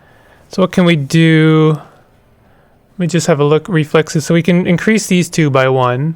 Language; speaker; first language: English; native; English